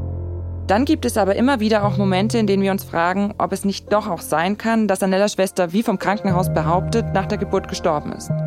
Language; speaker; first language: German; native; German